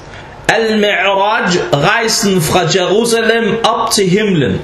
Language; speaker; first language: Danish; non-native, fluent; Arabic